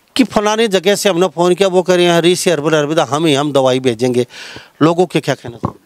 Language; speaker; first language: Hindi; native; Hindi